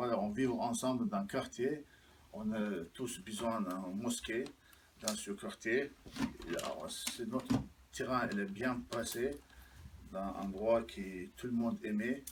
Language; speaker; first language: French; non-native, learner; Chechen